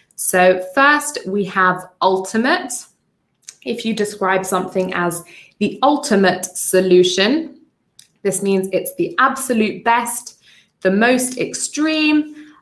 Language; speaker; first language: English; native; English